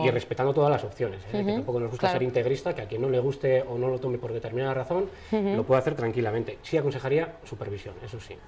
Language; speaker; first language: Spanish; native; Spanish